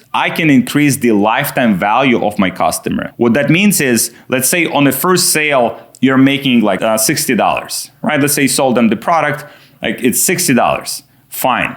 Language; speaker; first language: English; non-native, fluent; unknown